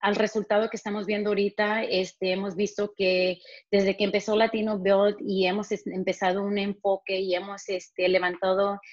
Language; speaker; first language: Spanish; early bilingual, heritage; Spanish